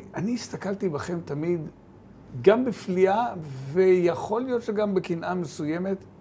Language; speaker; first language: Hebrew; native; Hebrew